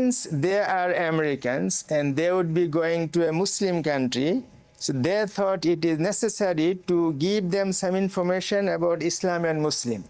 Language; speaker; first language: English; non-native, local second language; Bangla